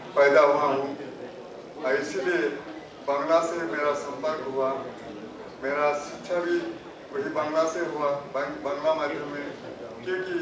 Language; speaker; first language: Hindi; non-native, local second language; Odia